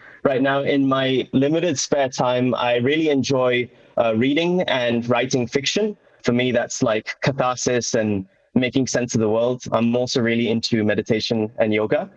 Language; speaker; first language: English; native; English